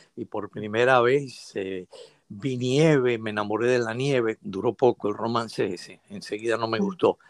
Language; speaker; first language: Spanish; native; Spanish